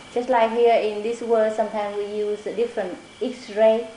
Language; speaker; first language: English; non-native, fluent; Vietnamese